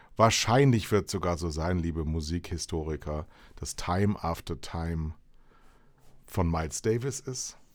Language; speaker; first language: German; native; German